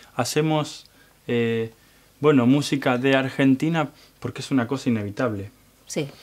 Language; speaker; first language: Spanish; native; Spanish